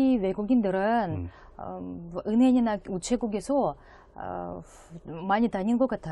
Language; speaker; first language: Korean; non-native, fluent; Russian